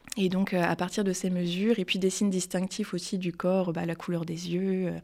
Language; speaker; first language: French; native; French